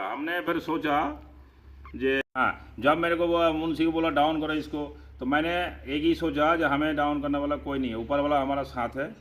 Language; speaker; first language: Hindi; non-native, local second language; Bangla